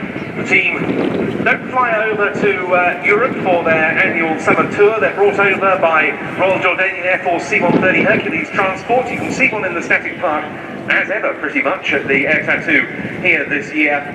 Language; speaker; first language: English; native; English